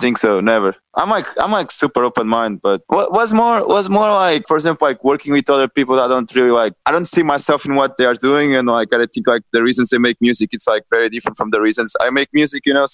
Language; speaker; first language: English; non-native, fluent; Portuguese